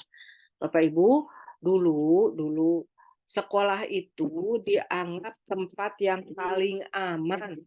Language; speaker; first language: Indonesian; native; Indonesian